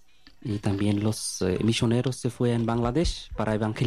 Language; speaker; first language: Spanish; non-native, learner; Bangla